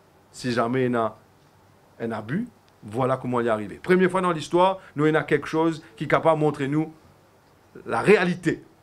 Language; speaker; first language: French; non-native, local second language; Morisyen